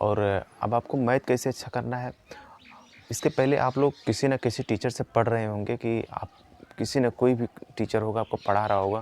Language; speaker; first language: Hindi; native; Hindi